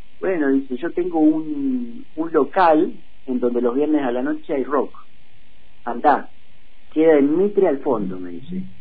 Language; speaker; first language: Spanish; native; Spanish